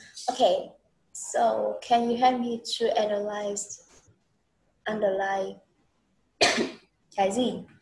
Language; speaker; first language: English; non-native, fluent; Vietnamese